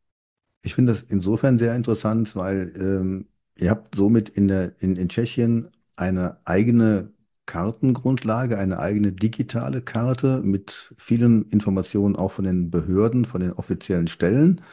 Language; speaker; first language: German; native; German